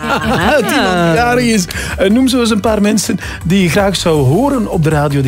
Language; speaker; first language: Dutch; native; Dutch